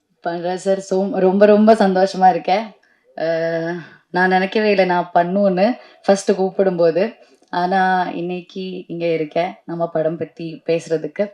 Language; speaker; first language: Tamil; non-native, fluent; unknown